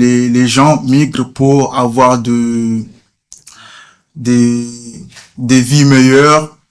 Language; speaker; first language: French; non-native, fluent; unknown